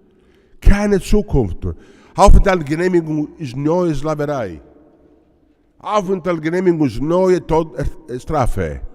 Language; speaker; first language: German; non-native, learner; Italian